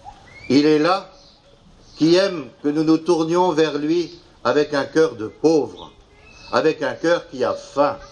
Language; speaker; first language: French; native; French